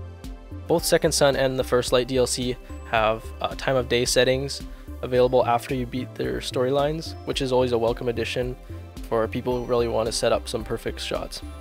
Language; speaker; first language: English; native; English